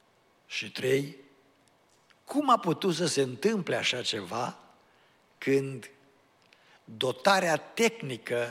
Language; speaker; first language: Romanian; native; Romanian